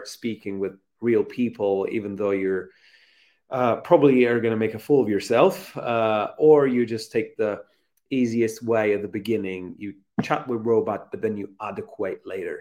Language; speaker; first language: English; non-native, fluent; Italian